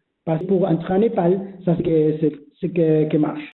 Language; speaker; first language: French; non-native, learner; Spanish